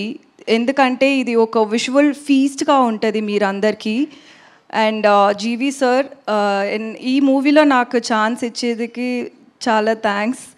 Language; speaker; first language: Telugu; non-native, learner; Tamil